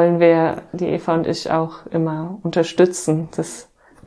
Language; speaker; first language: German; native; German